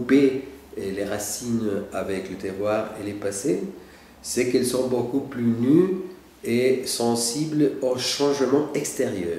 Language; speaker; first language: French; non-native, fluent; Spanish